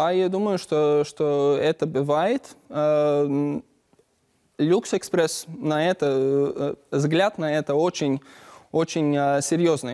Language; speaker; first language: Russian; non-native, learner; Latvian